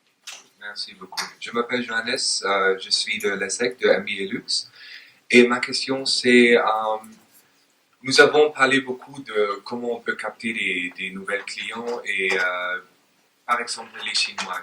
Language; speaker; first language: French; non-native, learner; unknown